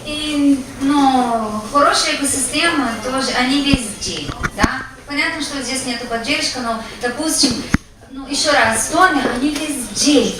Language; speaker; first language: Russian; non-native, fluent; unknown